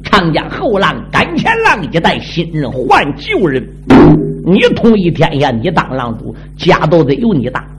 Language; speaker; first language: Chinese; native; Chinese